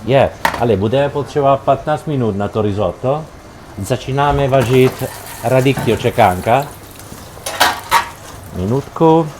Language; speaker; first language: Czech; non-native, learner; Italian